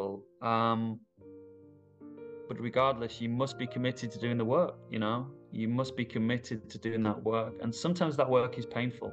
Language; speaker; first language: English; native; English